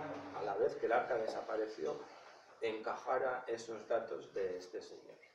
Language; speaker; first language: Spanish; native; Spanish